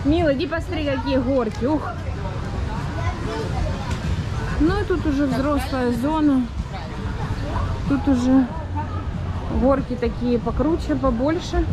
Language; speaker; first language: Russian; native; Russian